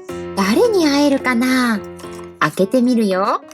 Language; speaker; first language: Japanese; native; Japanese